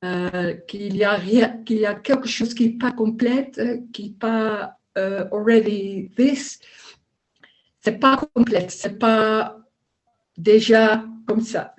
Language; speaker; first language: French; non-native, learner; Dutch